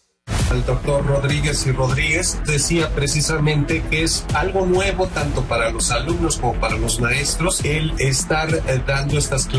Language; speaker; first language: Spanish; native; Spanish